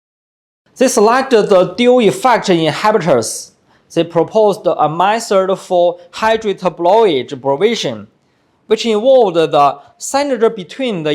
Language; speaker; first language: English; non-native, fluent; Chinese